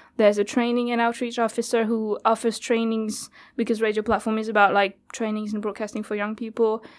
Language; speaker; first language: English; non-native, fluent; French